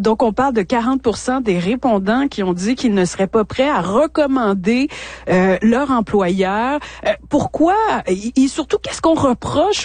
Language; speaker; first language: French; native; French